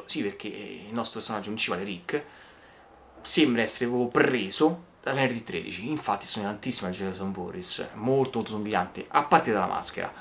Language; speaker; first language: Italian; native; Italian